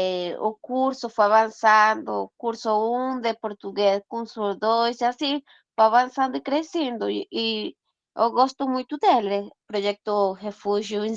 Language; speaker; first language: Portuguese; non-native, learner; Spanish